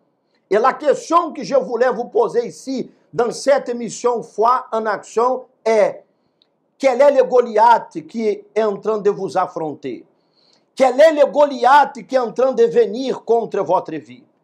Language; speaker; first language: French; non-native, fluent; Portuguese